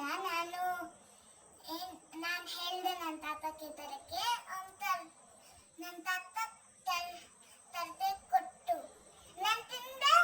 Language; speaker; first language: Kannada; non-native, local second language; Hindi